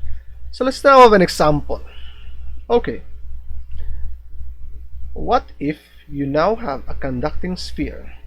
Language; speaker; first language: English; non-native, local second language; Filipino